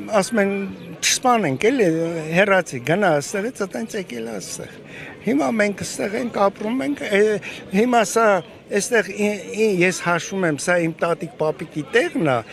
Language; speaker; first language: Armenian; native; Armenian